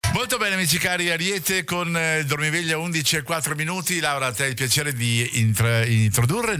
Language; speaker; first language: Italian; native; Italian